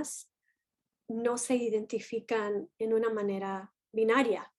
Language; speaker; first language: Spanish; non-native, fluent; English